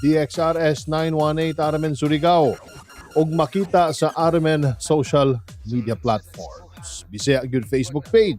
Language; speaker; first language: Cebuano; native; Cebuano